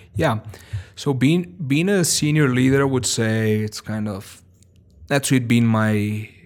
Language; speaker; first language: English; non-native, fluent; Portuguese